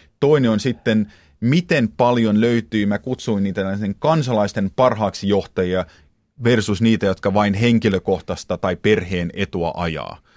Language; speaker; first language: Finnish; early bilingual, heritage; Finnish